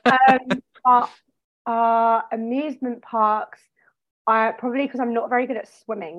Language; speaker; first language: English; native; English